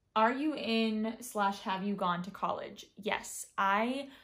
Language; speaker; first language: English; native; English